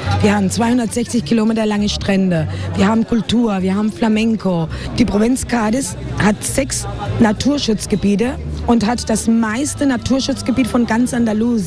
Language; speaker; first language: German; non-native, fluent; Spanish